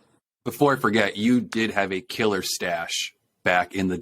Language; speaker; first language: English; native; English